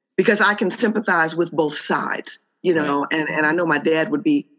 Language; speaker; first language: English; native; English